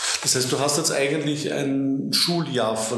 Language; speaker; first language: German; native; German